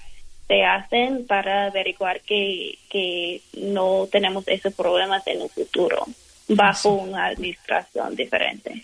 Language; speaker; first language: Spanish; non-native, learner; English